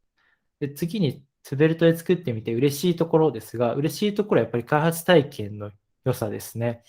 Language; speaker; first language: Japanese; native; Japanese